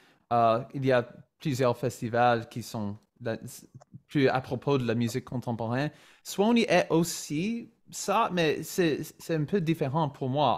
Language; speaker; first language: French; non-native, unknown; English